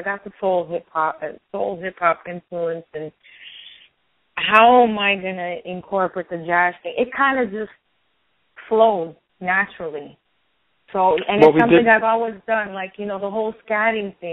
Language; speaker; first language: English; native; English